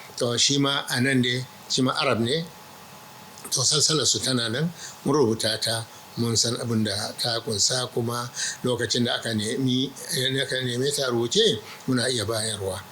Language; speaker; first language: Hausa; non-native, local second language; Arabic